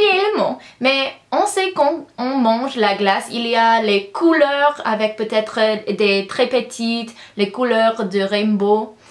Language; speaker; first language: French; non-native, learner; English